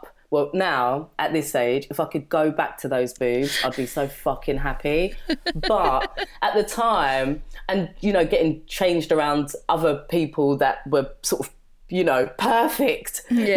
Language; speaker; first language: English; native; English